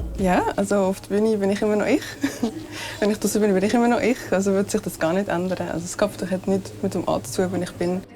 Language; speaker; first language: German; early bilingual, other home language; Arabic